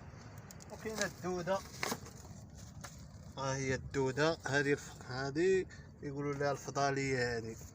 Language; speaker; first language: Arabic; native; Arabic